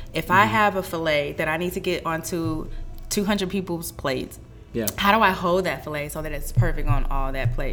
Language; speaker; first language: English; native; English